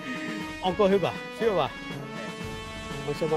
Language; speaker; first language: Finnish; non-native, fluent; Bangla